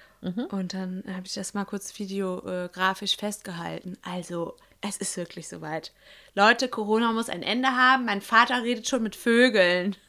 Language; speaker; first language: German; native; German